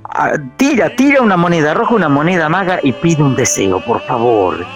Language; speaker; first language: Spanish; native; Spanish